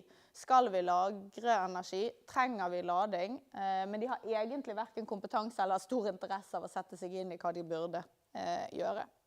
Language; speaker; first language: Norwegian; native; Norwegian